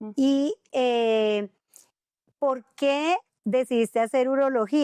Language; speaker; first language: Spanish; native; Spanish